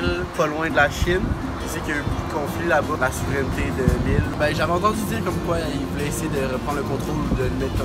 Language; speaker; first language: French; native; French